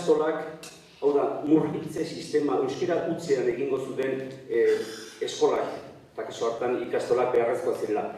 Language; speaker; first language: Basque; native; Basque